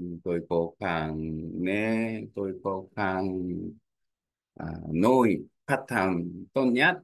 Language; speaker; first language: Vietnamese; non-native, learner; Korean